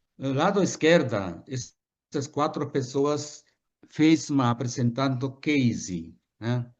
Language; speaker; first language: Portuguese; non-native, fluent; Japanese